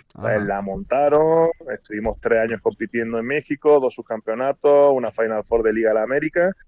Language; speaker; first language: Spanish; native; Spanish